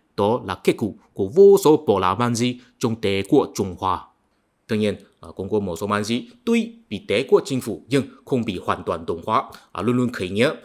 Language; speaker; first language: Vietnamese; non-native, fluent; Chinese